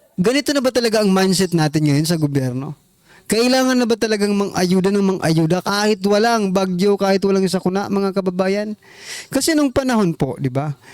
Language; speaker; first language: Filipino; non-native, local second language; Waray